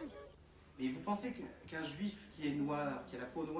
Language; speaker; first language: French; native; French